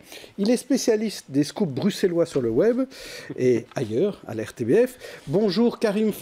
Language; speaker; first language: French; native; French